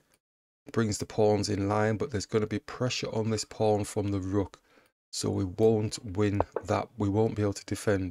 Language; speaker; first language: English; native; English